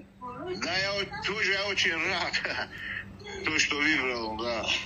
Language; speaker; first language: Russian; non-native, fluent; Tajik